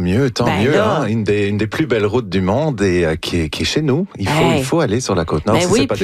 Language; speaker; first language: French; native; French